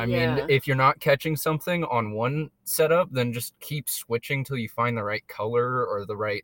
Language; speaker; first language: English; native; English